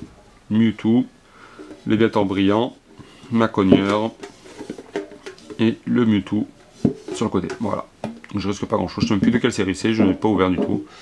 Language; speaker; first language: French; native; French